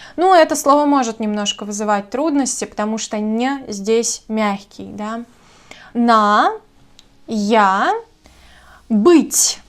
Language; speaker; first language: Russian; native; Russian